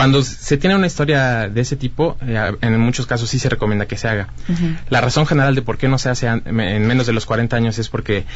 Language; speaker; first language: Spanish; native; Spanish